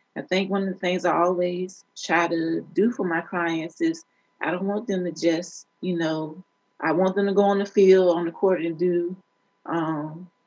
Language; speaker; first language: English; native; English